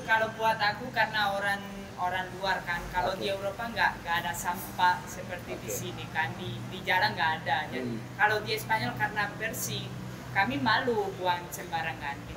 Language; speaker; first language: Indonesian; non-native, fluent; Spanish